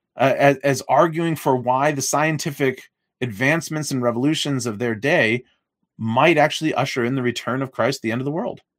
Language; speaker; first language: English; native; English